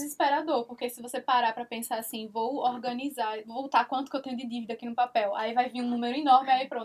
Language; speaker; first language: Portuguese; native; Portuguese